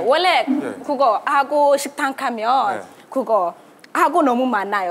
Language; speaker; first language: Korean; non-native, learner; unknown